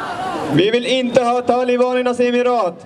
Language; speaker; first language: Swedish; non-native, fluent; Persian